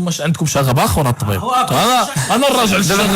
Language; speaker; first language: Arabic; native; Arabic